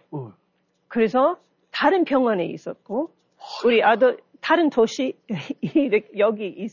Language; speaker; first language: Korean; non-native, learner; English